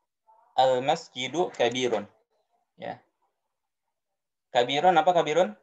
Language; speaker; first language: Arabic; non-native, fluent; Indonesian